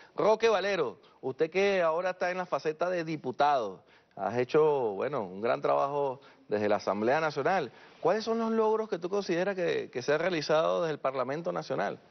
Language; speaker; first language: Spanish; native; Spanish